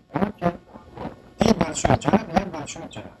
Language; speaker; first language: Russian; non-native, learner; Uzbek